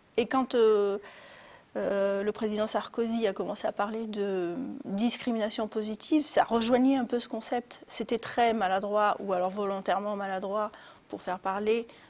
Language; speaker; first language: French; early bilingual, other home language; Arabic